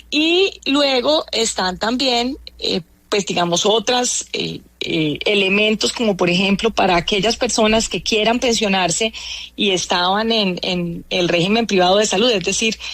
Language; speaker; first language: Spanish; native; Spanish